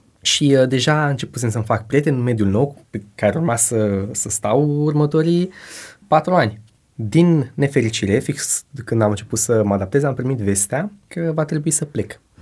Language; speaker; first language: Romanian; non-native, fluent; Spanish